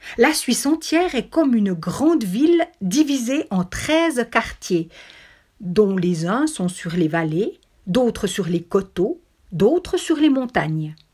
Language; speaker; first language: French; native; French